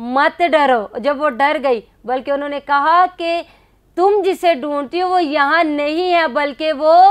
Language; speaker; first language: Urdu; non-native, local second language; Punjabi